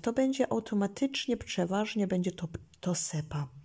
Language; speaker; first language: Polish; early bilingual, heritage; Polish